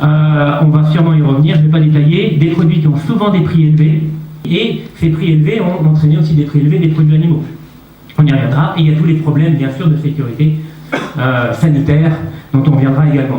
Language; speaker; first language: French; native; French